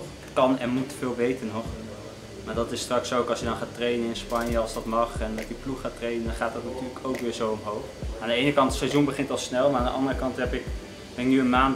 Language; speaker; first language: Dutch; native; Dutch